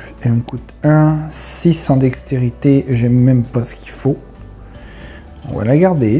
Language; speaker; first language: French; native; French